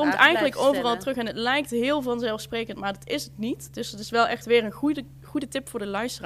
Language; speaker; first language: Dutch; native; Dutch